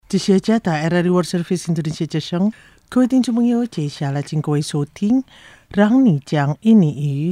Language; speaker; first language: Chinese; early bilingual, heritage; Chinese